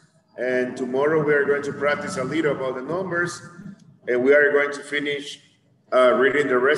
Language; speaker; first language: English; non-native, fluent; Spanish